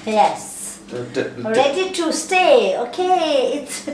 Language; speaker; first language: English; non-native, learner; Tibetan